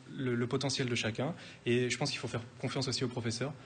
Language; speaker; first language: French; native; French